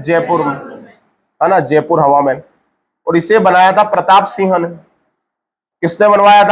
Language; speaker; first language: Hindi; native; Hindi